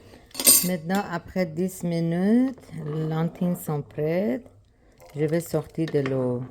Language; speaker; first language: French; non-native, learner; Persian